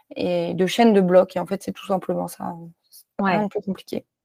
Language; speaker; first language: French; native; French